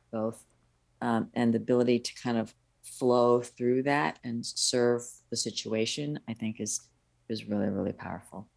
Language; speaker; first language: English; early bilingual, other home language; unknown